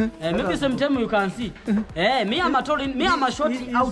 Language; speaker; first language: English; non-native, local second language; Swahili